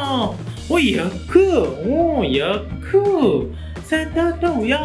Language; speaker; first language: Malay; non-native, learner; Japanese